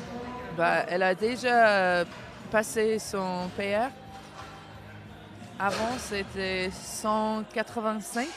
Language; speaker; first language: French; non-native, fluent; English